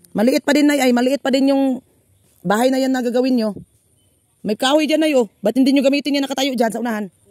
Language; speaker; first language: Filipino; non-native, local second language; Cebuano